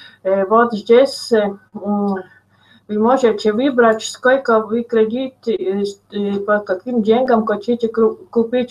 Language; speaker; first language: Russian; non-native, local second language; Latvian